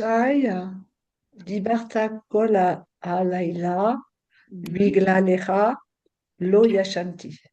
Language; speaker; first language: Hebrew; non-native, learner; French